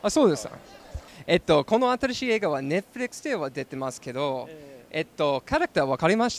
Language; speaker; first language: Japanese; non-native, learner; English